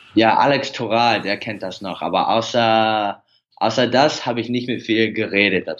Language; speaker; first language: German; early bilingual, heritage; English